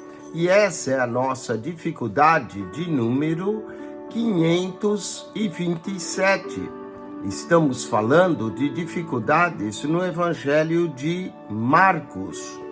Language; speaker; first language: Portuguese; native; Portuguese